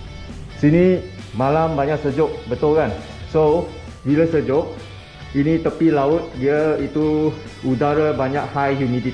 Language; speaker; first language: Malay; non-native, local second language; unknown